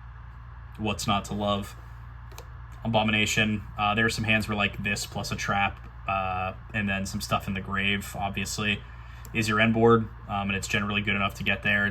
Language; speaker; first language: English; native; English